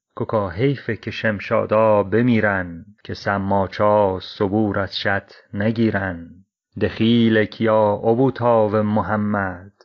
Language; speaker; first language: Persian; native; Persian